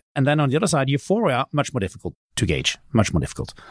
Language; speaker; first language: English; non-native, fluent; Norwegian